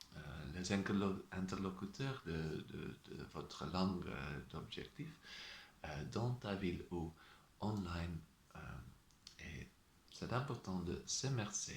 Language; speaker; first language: French; non-native, learner; Dutch